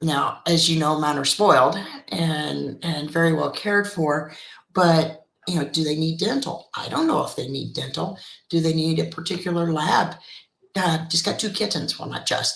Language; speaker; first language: English; native; English